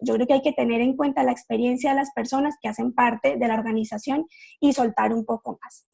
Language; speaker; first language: Spanish; native; Spanish